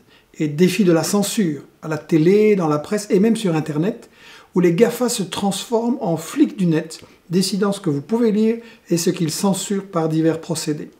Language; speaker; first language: French; native; French